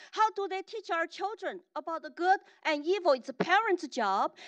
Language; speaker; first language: English; non-native, fluent; Chinese